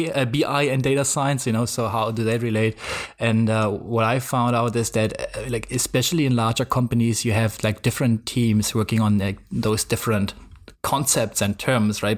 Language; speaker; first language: English; non-native, fluent; German